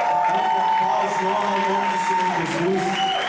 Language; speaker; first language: Portuguese; native; Portuguese